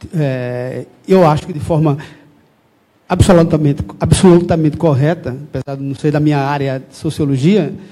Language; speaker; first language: Portuguese; native; Portuguese